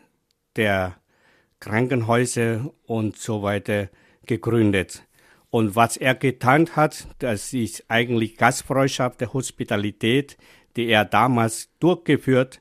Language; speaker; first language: German; non-native, fluent; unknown